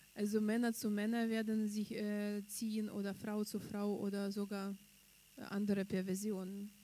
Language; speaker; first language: German; non-native, learner; Russian